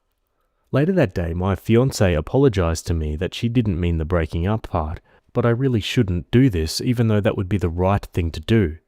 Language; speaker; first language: English; native; English